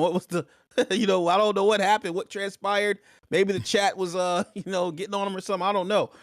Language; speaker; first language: English; native; English